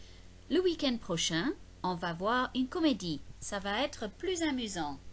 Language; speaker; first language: French; non-native, fluent; English